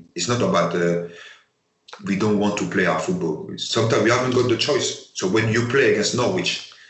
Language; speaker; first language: English; non-native, fluent; French